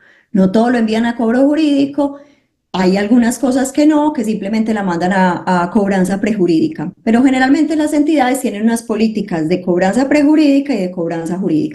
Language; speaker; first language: Spanish; native; Spanish